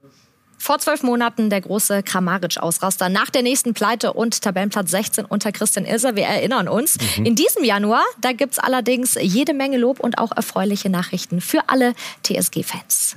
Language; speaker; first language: German; native; German